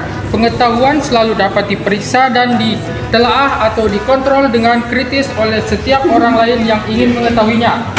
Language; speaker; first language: Indonesian; non-native, local second language; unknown